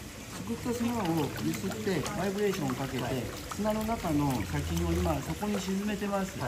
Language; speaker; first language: Japanese; native; Japanese